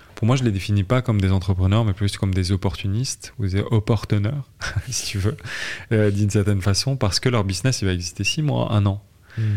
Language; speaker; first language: French; native; French